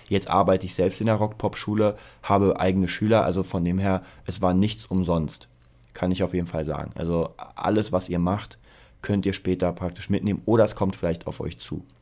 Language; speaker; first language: German; early bilingual, other home language; Polish